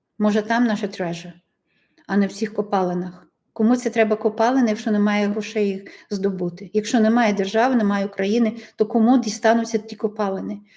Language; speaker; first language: Ukrainian; native; Ukrainian